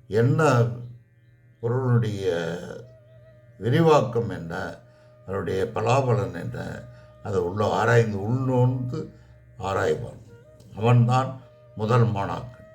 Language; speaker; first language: Tamil; native; Tamil